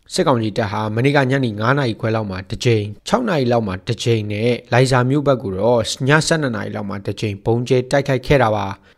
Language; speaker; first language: Burmese; non-native, local second language; Kachin